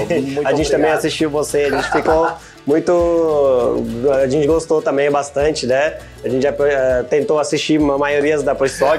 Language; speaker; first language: Portuguese; non-native, learner; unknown